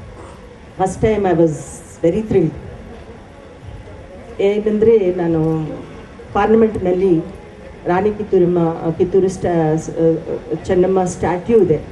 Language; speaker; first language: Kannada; non-native, learner; Telugu